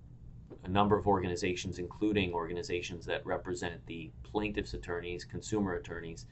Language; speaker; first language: English; native; English